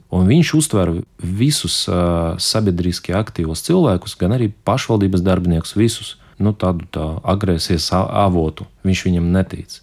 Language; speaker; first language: Latvian; non-native, local second language; Russian